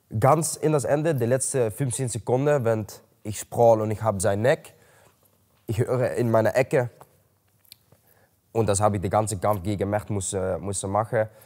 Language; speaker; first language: German; non-native, learner; Dutch